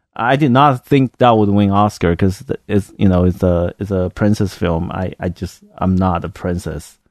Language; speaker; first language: English; non-native, fluent; Chinese